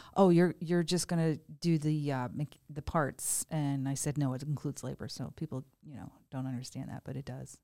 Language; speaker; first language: English; native; English